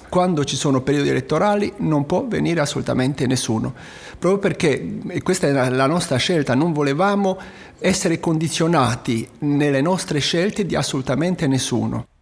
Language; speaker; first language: Italian; non-native, fluent; Romanian